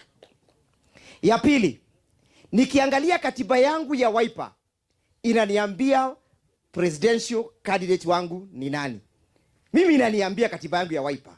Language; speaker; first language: Swahili; non-native, local second language; Kamba